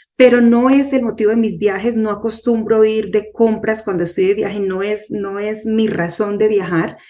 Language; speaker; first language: Spanish; native; Spanish